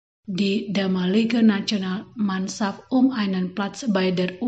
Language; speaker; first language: German; non-native, fluent; Indonesian